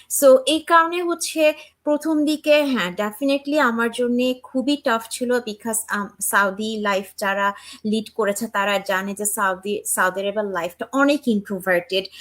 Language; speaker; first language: Bangla; early bilingual, heritage; Bangla